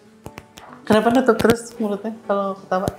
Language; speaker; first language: Indonesian; native; Indonesian